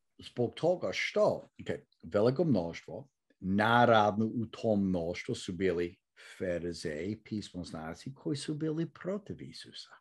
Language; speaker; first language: Croatian; early bilingual, heritage; Croatian